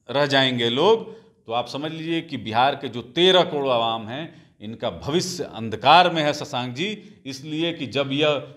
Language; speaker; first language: Hindi; native; Hindi